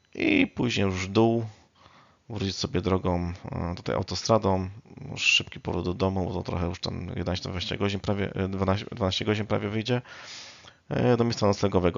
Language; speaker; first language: Polish; native; Polish